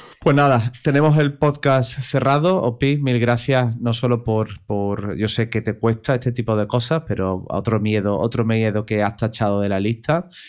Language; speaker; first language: Spanish; native; Spanish